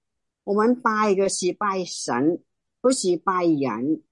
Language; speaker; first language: Chinese; non-native, local second language; Cantonese